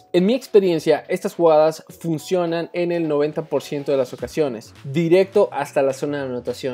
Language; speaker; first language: Spanish; native; Spanish